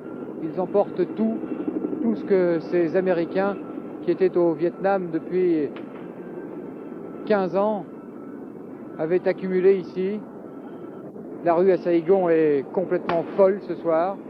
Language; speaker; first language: French; native; French